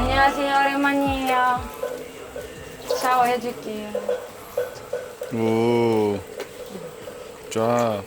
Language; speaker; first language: Korean; non-native, learner; Greek